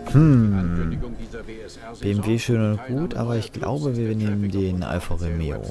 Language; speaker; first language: German; native; German